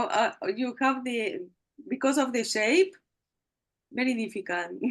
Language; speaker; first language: English; non-native, learner; Spanish